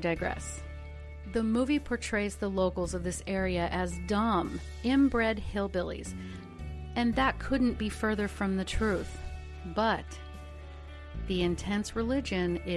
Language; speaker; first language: English; native; English